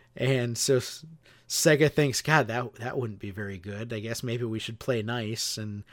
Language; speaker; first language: English; native; English